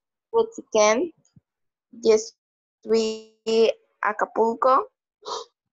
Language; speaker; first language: French; non-native, learner; Spanish